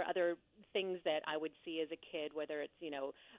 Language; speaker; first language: English; native; English